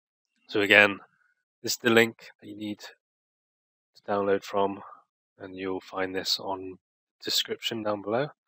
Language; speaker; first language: English; native; English